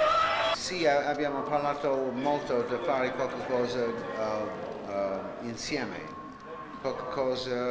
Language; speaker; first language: Italian; non-native, learner; English